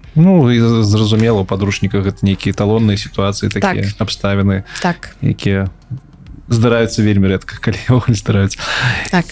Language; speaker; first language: Belarusian; non-native, local second language; Russian